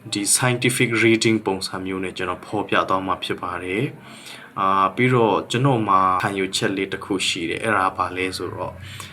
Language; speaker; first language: Burmese; non-native, local second language; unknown